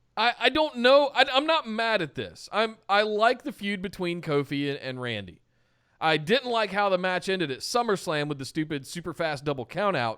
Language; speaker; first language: English; native; English